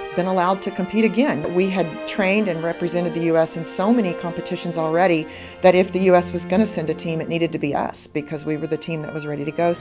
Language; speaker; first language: English; native; English